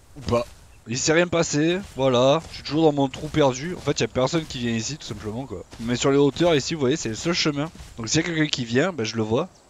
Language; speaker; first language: French; native; French